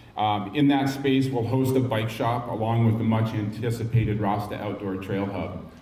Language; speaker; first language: English; native; English